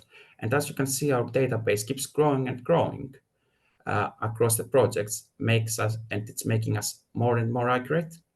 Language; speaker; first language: English; non-native, fluent; Greek